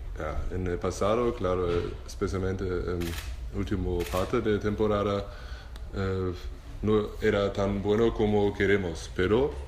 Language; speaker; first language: Spanish; non-native, learner; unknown